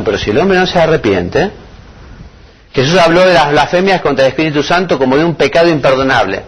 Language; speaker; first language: Spanish; native; Spanish